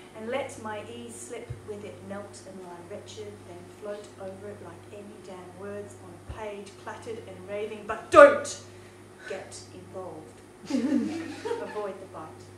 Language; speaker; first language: English; native; English